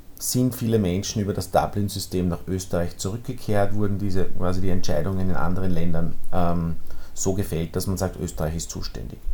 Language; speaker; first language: German; native; German